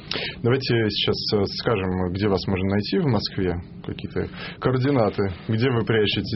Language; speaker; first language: Russian; native; Russian